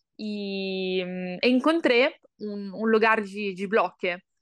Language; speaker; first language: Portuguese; non-native, learner; Italian